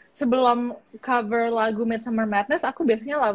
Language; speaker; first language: Indonesian; native; Indonesian